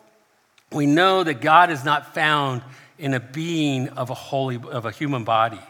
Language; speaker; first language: English; native; English